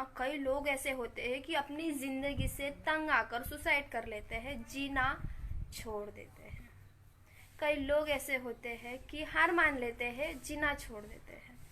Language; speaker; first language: Hindi; non-native, local second language; Marathi